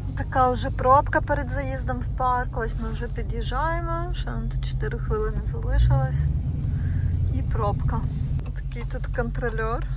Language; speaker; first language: Ukrainian; native; Ukrainian